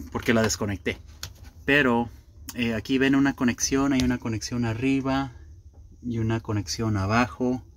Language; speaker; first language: Spanish; early bilingual, heritage; Spanish